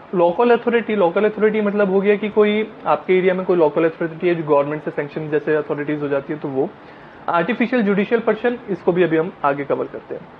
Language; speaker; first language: Hindi; native; Hindi